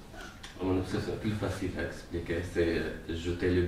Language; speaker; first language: French; non-native, fluent; Arabic